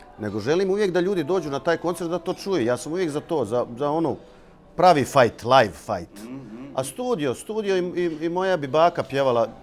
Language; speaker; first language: Bosnian; native; Bosnian